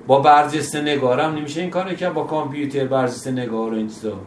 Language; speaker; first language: Persian; native; Persian